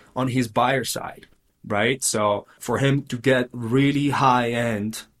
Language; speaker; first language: English; early bilingual, other home language; Spanish